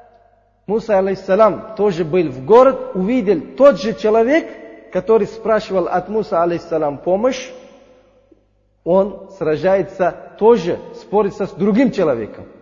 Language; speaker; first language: Russian; non-native, learner; Uzbek